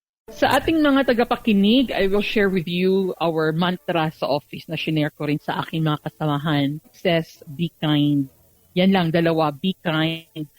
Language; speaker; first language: Filipino; native; Filipino